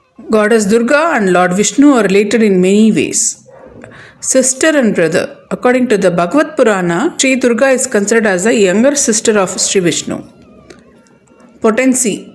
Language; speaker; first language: English; non-native, local second language; Tamil